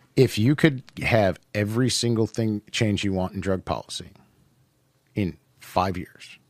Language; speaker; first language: English; native; English